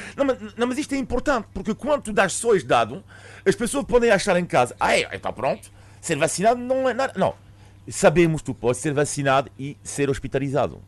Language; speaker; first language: Portuguese; non-native, fluent; French